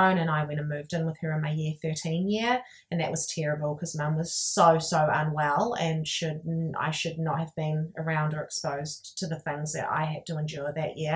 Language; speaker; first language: English; native; English